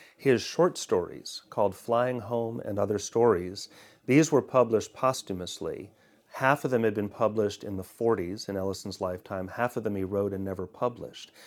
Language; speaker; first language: English; native; English